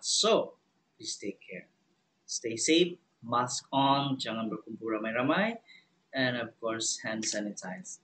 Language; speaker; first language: English; non-native, local second language; Malay